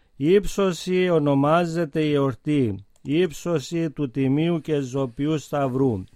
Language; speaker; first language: Greek; native; Greek